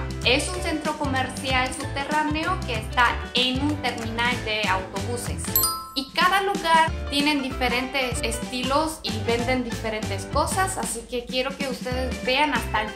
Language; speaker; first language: Spanish; non-native, fluent; Korean